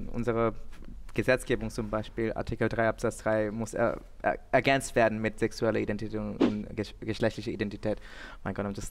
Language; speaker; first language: German; non-native, fluent; Bangla